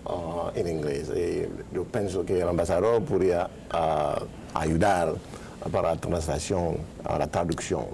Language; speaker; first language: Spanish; non-native, learner; Haitian Creole